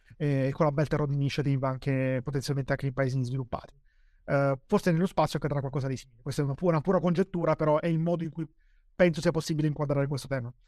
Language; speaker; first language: Italian; native; Italian